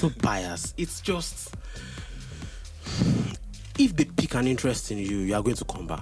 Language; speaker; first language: English; non-native, local second language; Yoruba